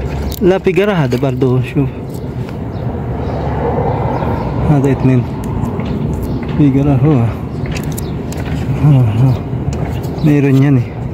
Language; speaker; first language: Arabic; non-native, learner; Filipino